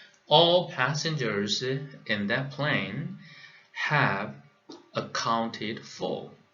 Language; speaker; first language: English; non-native, fluent; Korean